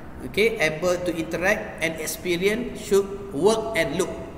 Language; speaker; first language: English; non-native, local second language; Malay